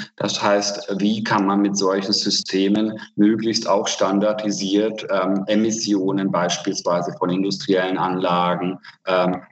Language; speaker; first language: German; non-native, fluent; Hungarian